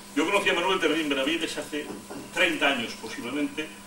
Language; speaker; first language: Spanish; non-native, local second language; Galician